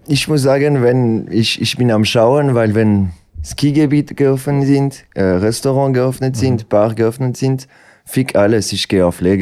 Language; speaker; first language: German; non-native, local second language; French